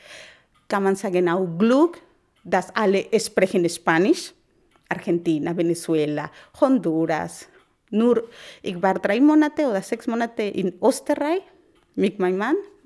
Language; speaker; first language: German; non-native, learner; Spanish